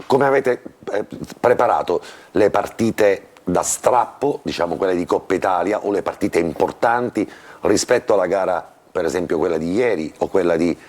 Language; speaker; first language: Italian; native; Italian